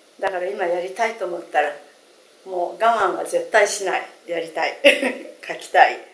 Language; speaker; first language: Japanese; native; Japanese